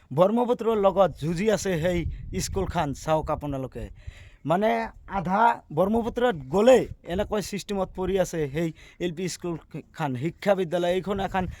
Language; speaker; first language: Assamese; non-native, local second language; Bangla